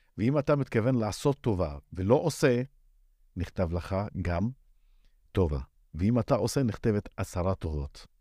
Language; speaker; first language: Hebrew; non-native, local second language; Arabic